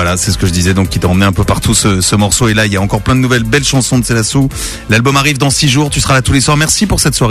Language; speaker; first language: French; native; French